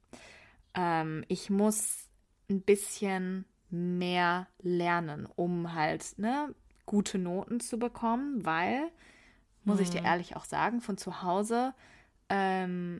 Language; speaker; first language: German; early bilingual, other home language; Persian